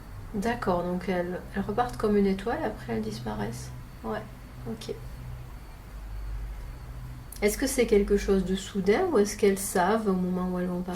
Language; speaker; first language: French; native; French